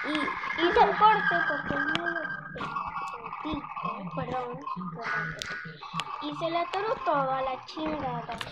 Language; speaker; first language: Spanish; native; Spanish